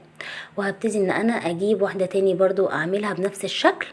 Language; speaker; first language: Arabic; native; Arabic